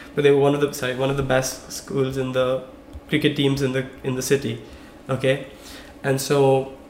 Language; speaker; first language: English; non-native, local second language; Hindi